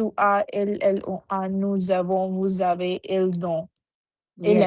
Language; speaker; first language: French; non-native, learner; Punjabi